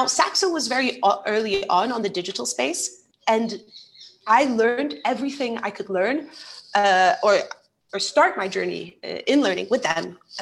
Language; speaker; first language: English; native; English